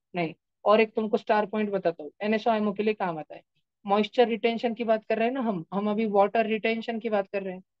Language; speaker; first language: Hindi; non-native, local second language; Marathi